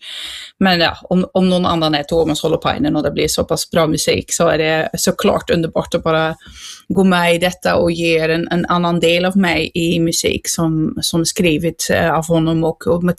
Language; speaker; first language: Swedish; non-native, fluent; Dutch